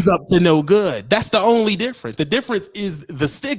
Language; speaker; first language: English; native; English